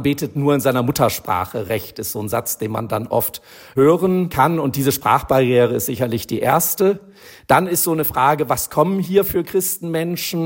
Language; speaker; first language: German; native; German